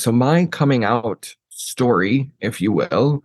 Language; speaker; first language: English; native; English